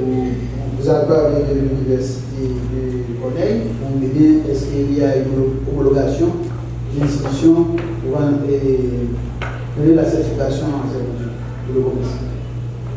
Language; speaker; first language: French; non-native, local second language; Haitian Creole